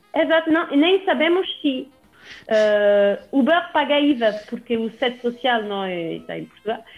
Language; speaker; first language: Portuguese; non-native, fluent; French